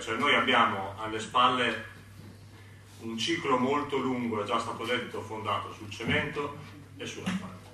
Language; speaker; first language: Italian; native; Italian